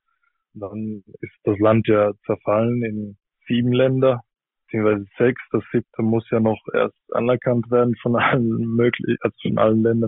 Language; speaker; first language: German; native; German